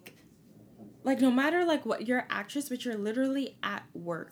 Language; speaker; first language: English; native; English